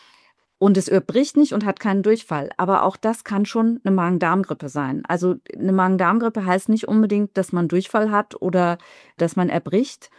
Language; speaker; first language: German; native; German